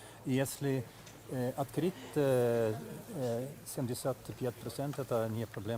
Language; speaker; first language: Russian; non-native, learner; German